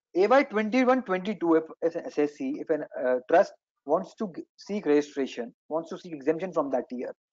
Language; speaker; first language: English; non-native, local second language; Hindi